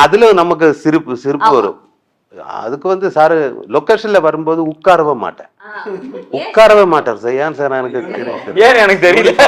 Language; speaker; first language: Tamil; non-native, learner; Malayalam